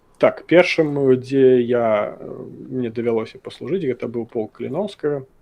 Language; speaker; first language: Belarusian; non-native, local second language; Russian